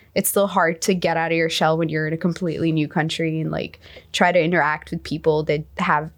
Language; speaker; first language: English; non-native, fluent; Arabic